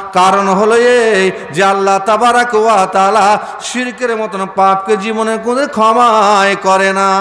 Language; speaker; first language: Bangla; non-native, fluent; Urdu